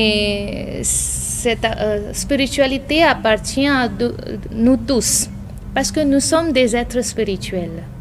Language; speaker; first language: French; non-native, fluent; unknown